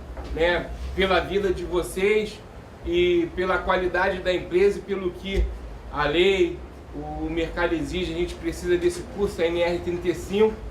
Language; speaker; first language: Portuguese; native; Portuguese